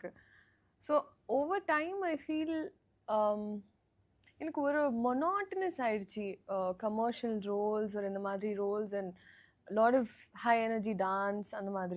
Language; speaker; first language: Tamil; non-native, learner; Telugu